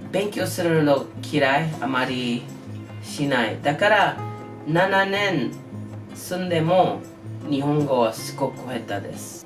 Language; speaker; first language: Japanese; non-native, learner; English